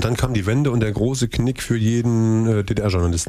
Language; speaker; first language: German; native; German